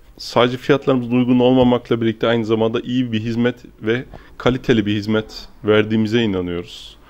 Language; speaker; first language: Turkish; early bilingual, heritage; Turkish